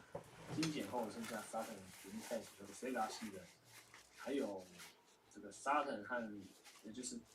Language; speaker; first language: Chinese; native; Chinese